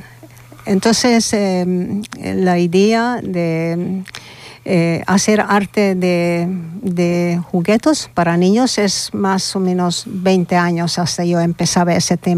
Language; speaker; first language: Spanish; non-native, learner; Hungarian